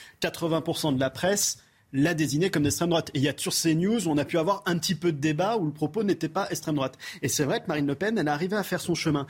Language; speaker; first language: French; native; French